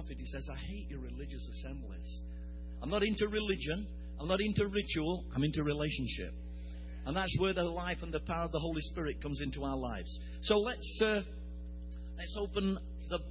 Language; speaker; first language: English; native; English